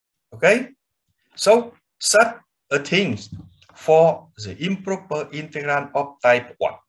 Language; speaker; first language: English; non-native, fluent; Vietnamese